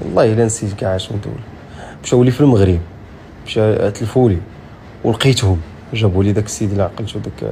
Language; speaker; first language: Arabic; native; Arabic